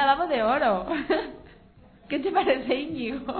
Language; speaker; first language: Spanish; native; Spanish